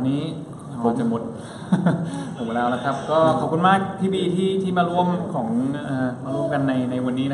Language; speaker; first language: Thai; early bilingual, other home language; Spanish